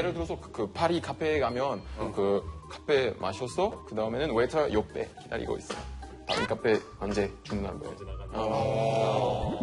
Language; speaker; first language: Korean; non-native, fluent; French